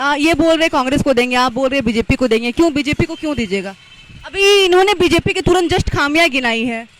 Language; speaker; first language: Hindi; native; Hindi